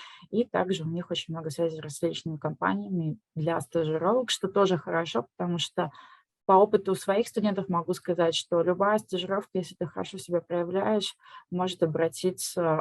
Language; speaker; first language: Russian; native; Russian